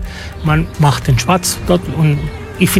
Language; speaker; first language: German; native; German